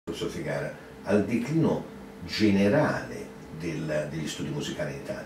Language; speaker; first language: Italian; native; Italian